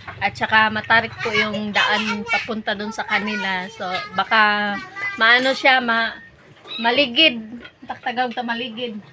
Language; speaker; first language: Filipino; non-native, local second language; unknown